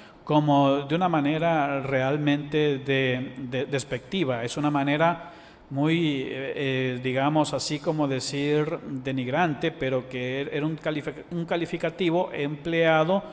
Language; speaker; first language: Spanish; native; Spanish